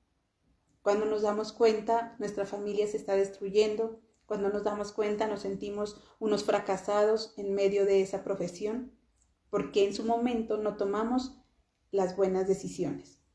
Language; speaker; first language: Spanish; native; Spanish